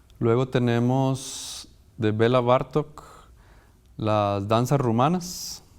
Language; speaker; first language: Spanish; native; Spanish